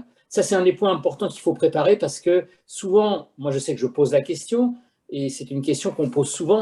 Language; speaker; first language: French; native; French